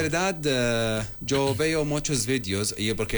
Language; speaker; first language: Spanish; non-native, learner; Arabic